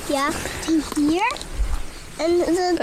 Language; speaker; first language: Dutch; early bilingual, heritage; Dutch